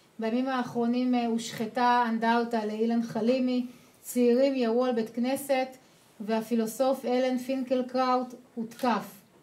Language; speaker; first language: Hebrew; native; Hebrew